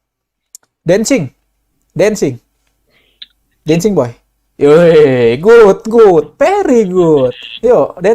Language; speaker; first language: English; non-native, learner; Indonesian